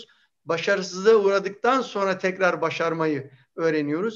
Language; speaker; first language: Turkish; native; Turkish